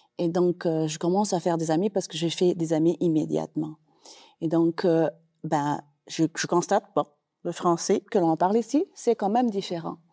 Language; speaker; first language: French; non-native, fluent; Spanish